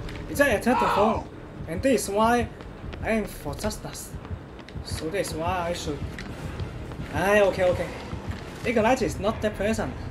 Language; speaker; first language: English; non-native, learner; Chinese